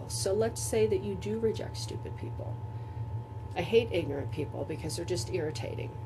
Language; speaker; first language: English; native; English